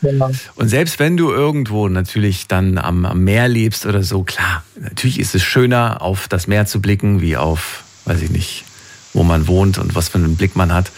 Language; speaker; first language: German; native; German